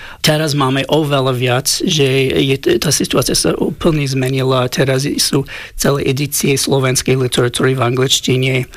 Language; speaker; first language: Slovak; non-native, fluent; English